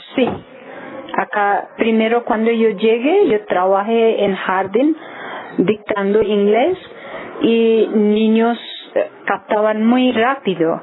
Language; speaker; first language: Spanish; non-native, learner; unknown